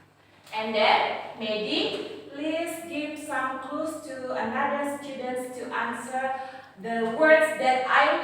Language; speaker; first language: English; non-native, fluent; Indonesian